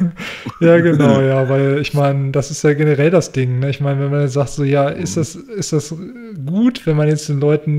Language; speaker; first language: German; native; German